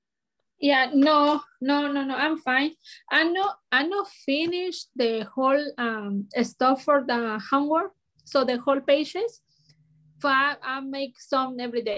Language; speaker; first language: English; non-native, learner; Spanish